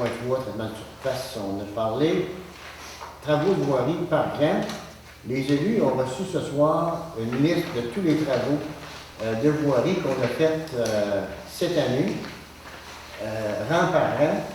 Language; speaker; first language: French; native; French